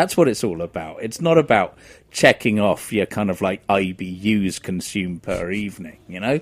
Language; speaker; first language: English; native; English